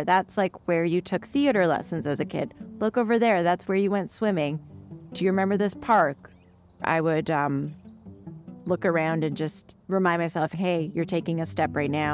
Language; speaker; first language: English; native; English